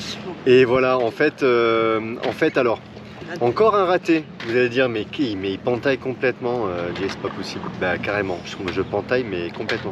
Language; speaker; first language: French; native; French